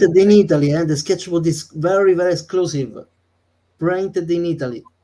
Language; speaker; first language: English; non-native, learner; Italian